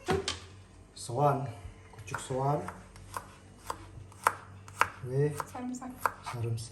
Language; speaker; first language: Turkish; non-native, learner; Indonesian